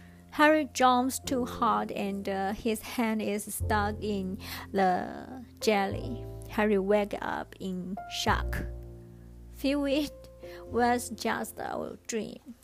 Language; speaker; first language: English; non-native, learner; Chinese